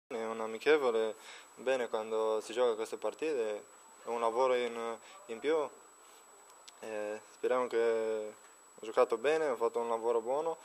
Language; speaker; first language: Italian; non-native, learner; Romanian